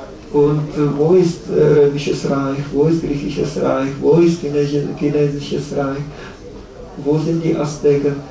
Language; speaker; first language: German; non-native, learner; Czech